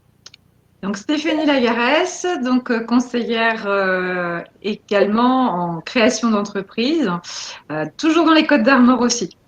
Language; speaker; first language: French; native; French